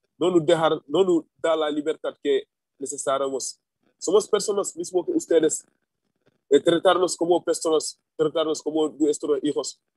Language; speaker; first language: Spanish; non-native, learner; Wolof